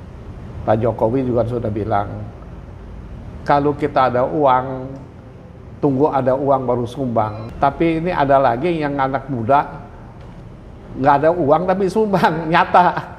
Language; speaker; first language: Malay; non-native, local second language; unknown